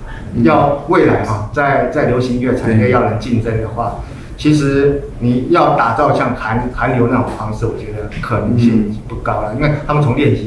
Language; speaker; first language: Chinese; native; Chinese